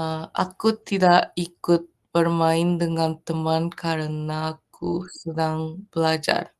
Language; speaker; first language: Indonesian; non-native, learner; Japanese